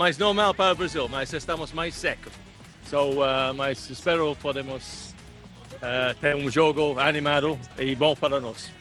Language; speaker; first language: Portuguese; non-native, learner; English